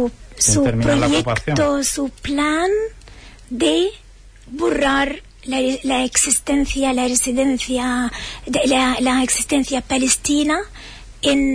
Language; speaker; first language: Spanish; non-native, fluent; Arabic